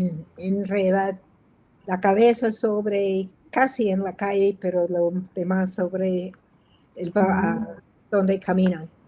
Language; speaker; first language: Spanish; non-native, fluent; English